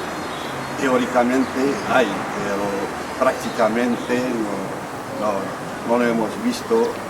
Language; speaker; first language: Spanish; non-native, fluent; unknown